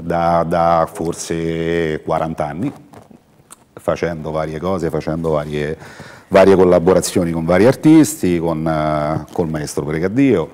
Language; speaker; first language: Italian; native; Italian